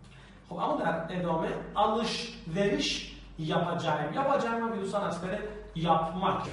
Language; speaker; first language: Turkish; non-native, fluent; Persian